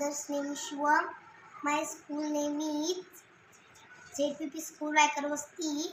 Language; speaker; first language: English; non-native, learner; Marathi